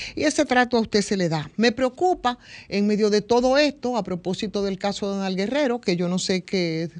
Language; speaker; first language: Spanish; native; Spanish